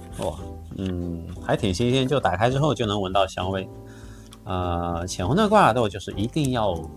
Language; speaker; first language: Chinese; native; Chinese